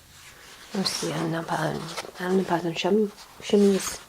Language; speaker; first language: French; non-native, learner; English